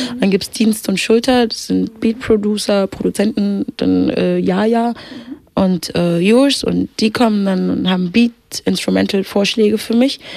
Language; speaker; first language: German; early bilingual, other home language; Swahili